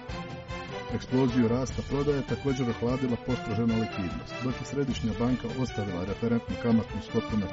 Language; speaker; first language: Serbian; native; Serbian